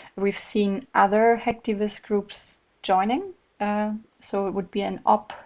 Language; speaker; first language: English; non-native, fluent; German